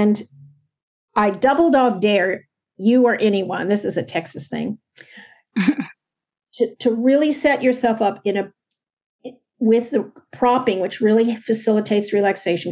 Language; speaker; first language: English; native; English